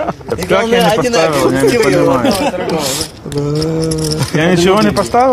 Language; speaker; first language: Russian; non-native, learner; Lithuanian